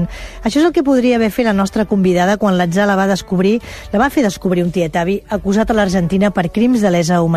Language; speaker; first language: Catalan; native; Catalan